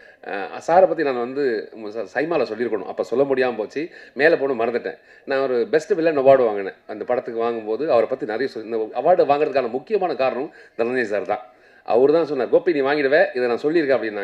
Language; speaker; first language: Tamil; native; Tamil